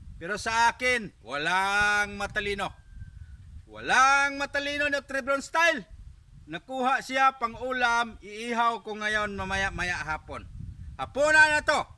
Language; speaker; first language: Filipino; non-native, local second language; Cebuano